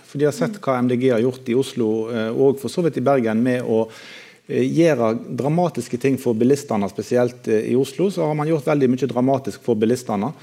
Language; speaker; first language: Norwegian; native; Norwegian